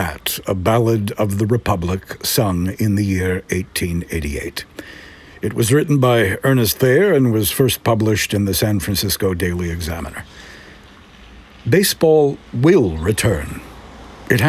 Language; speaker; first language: English; native; English